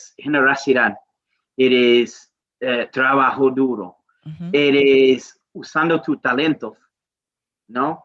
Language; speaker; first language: Spanish; non-native, learner; English